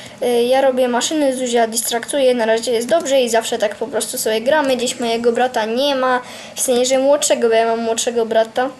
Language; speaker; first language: Polish; native; Polish